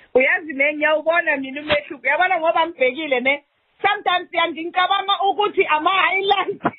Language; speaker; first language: Zulu; native; Zulu